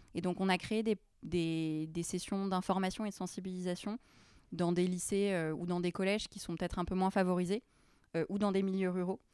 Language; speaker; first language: French; early bilingual, other home language; Arabic